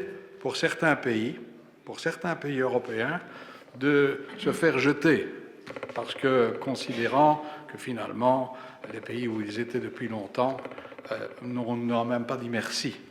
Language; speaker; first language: French; native; French